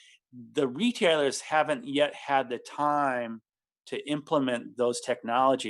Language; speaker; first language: English; native; English